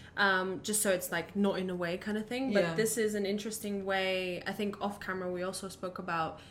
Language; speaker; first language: English; non-native, fluent; Latvian